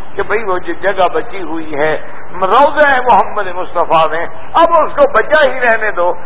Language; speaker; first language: Urdu; native; Urdu